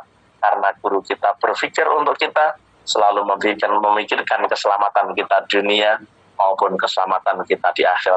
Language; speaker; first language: Indonesian; native; Indonesian